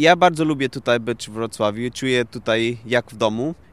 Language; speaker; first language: Polish; non-native, fluent; Portuguese